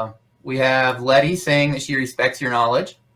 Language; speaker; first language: English; native; English